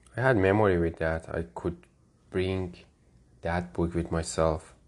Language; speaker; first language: English; non-native, fluent; Persian